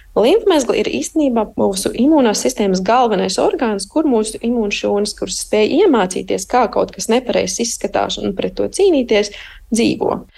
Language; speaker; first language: Latvian; early bilingual, heritage; Latvian